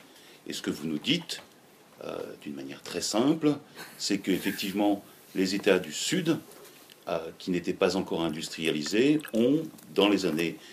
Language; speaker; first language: French; native; French